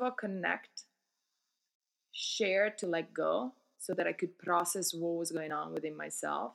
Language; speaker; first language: English; non-native, fluent; Italian